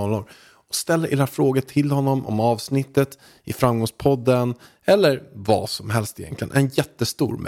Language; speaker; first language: Swedish; native; Swedish